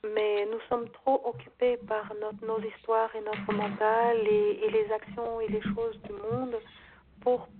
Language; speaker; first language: French; non-native, fluent; Portuguese